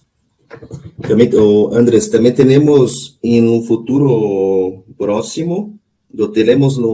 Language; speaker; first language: Spanish; non-native, learner; Portuguese